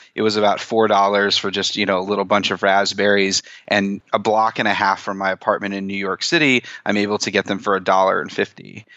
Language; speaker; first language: English; native; English